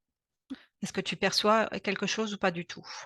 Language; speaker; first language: French; native; French